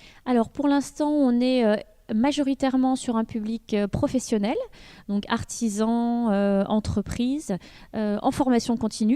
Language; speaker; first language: French; native; French